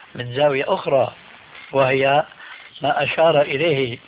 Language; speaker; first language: Arabic; early bilingual, other home language; Albanian